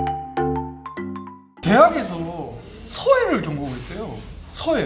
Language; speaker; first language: Korean; native; Korean